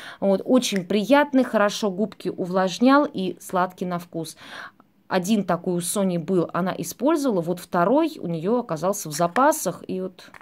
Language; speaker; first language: Russian; native; Russian